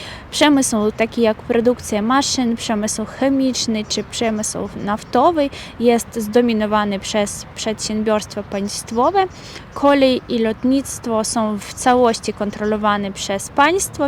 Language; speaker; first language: Polish; non-native, fluent; Russian